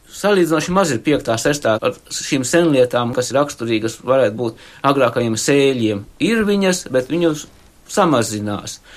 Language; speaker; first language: Latvian; native; Latvian